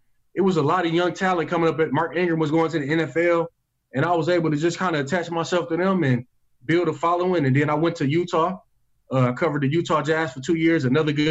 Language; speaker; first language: English; native; English